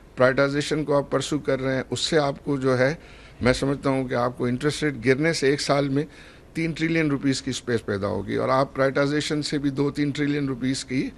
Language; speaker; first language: Urdu; native; Urdu